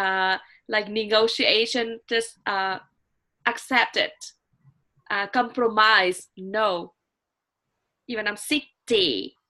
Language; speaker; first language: English; non-native, fluent; Vietnamese